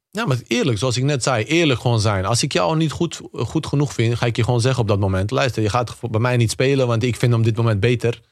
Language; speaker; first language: Dutch; early bilingual, other home language; Bosnian